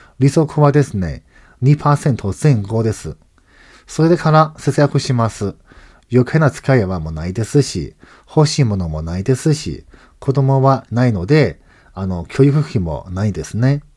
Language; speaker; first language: Japanese; non-native, fluent; Chinese